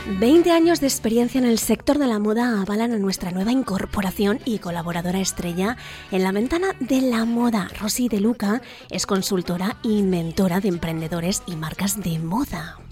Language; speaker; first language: Spanish; native; Spanish